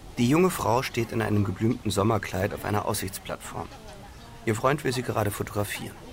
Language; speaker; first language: German; native; German